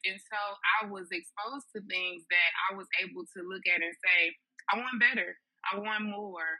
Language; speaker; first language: English; native; English